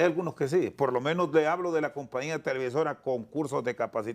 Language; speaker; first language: Spanish; native; Spanish